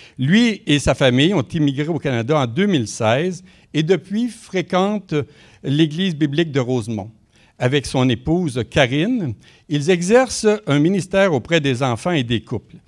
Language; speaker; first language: French; native; French